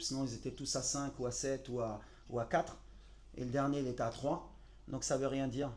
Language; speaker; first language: French; native; French